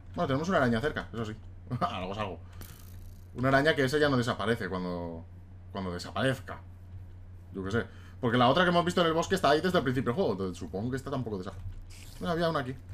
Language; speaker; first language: Spanish; native; Spanish